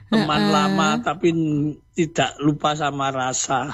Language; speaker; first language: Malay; non-native, local second language; Javanese